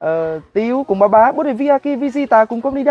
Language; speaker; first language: Portuguese; non-native, learner; Vietnamese